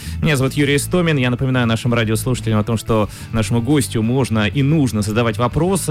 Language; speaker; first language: Russian; native; Russian